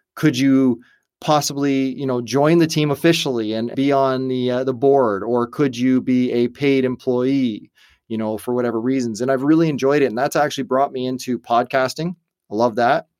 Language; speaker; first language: English; native; English